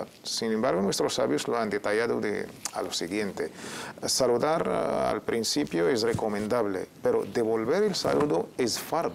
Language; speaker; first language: Spanish; native; Spanish